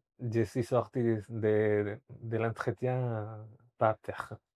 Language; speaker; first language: French; non-native, fluent; Spanish